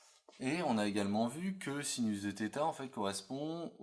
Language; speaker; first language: French; native; French